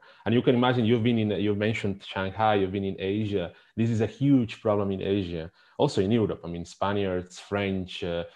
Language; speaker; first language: English; non-native, fluent; Spanish